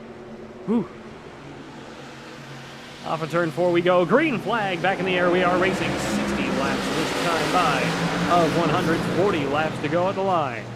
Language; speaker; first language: English; native; English